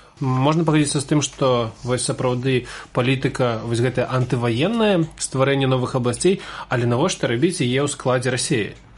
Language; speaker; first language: Belarusian; native; Belarusian